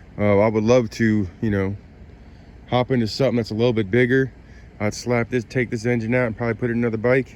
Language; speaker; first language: English; native; English